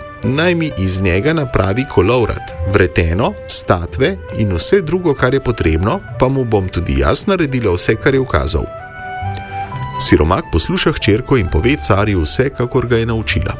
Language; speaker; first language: Slovenian; native; Slovenian